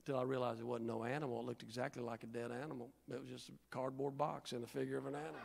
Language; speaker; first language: English; native; English